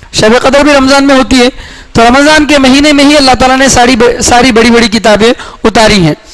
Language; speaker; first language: Urdu; native; Urdu